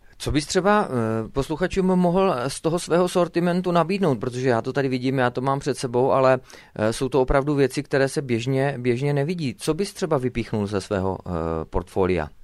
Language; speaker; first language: Czech; native; Czech